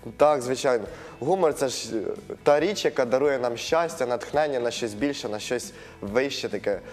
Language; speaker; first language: Ukrainian; native; Ukrainian